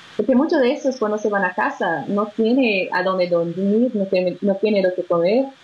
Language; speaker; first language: Spanish; non-native, fluent; Portuguese